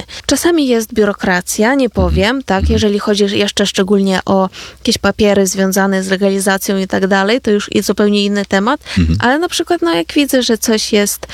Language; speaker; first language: Polish; non-native, fluent; Ukrainian